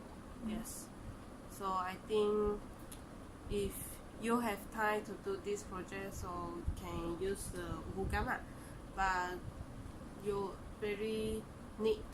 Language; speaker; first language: English; non-native, local second language; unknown